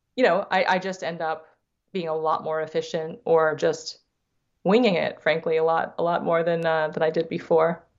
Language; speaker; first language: English; early bilingual, other home language; Thai